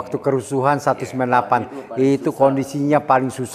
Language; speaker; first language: Indonesian; native; Indonesian